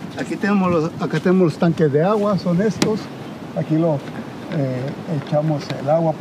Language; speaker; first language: Spanish; native; Spanish